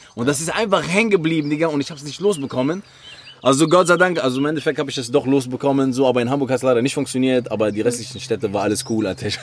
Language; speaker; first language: German; non-native, fluent; Arabic